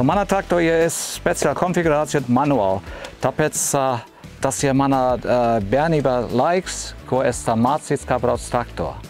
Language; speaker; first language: Latvian; non-native, learner; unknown